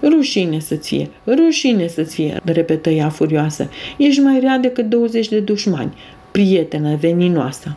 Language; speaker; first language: Romanian; native; Romanian